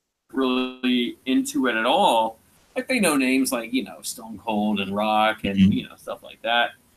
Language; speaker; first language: English; native; English